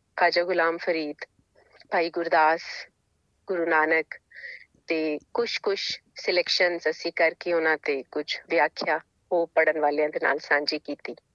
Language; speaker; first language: Punjabi; native; Punjabi